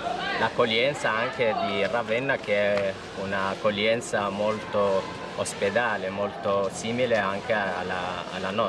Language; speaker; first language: Italian; non-native, fluent; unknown